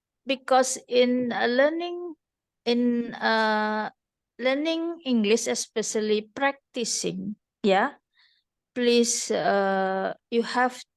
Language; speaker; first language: English; non-native, fluent; Indonesian